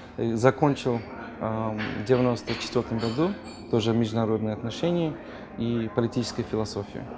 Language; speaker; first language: Russian; non-native, fluent; English